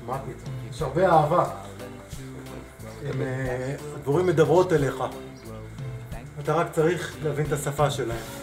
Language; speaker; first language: Hebrew; native; Hebrew